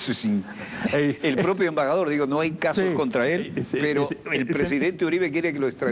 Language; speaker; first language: Spanish; native; Spanish